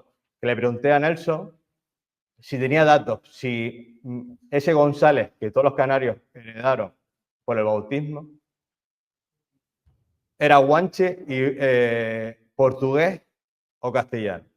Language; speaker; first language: Spanish; native; Spanish